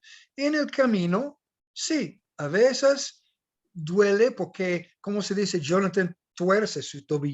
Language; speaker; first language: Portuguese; non-native, learner; English